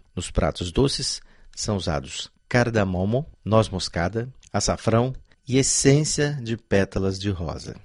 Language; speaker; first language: Portuguese; native; Portuguese